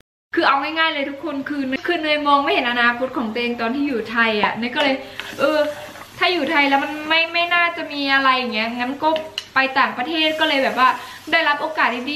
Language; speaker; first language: Thai; native; Thai